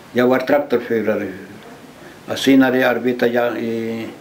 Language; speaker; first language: Swedish; early bilingual, heritage; Swedish